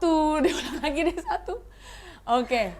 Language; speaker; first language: Indonesian; native; Indonesian